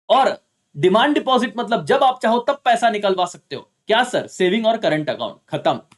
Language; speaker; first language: Hindi; non-native, local second language; Marathi